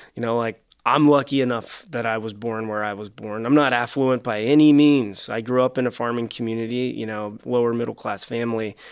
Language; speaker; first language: English; native; English